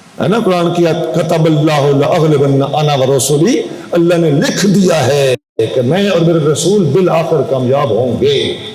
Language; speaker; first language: Urdu; non-native, local second language; Punjabi